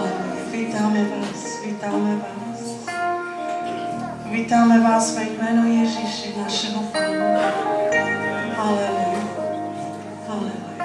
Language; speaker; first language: Czech; non-native, learner; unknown